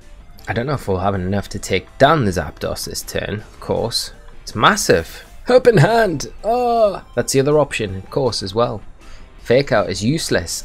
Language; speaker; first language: English; native; English